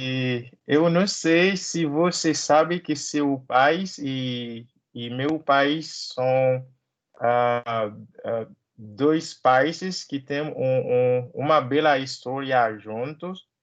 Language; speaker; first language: Portuguese; non-native, learner; Haitian Creole